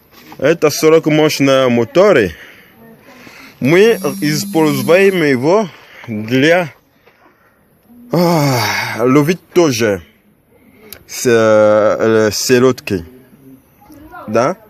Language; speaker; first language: Russian; non-native, learner; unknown